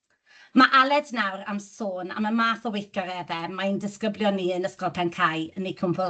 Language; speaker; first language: Welsh; native; Welsh